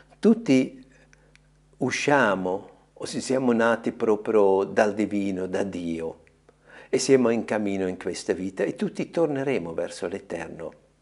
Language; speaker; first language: Italian; non-native, fluent; German